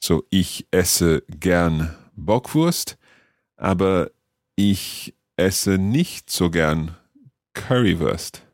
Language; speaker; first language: German; non-native, fluent; English